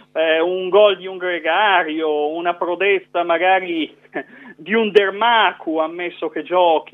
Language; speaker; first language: Italian; native; Italian